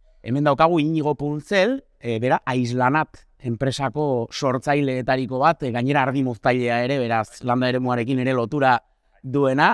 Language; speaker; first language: Basque; native; Basque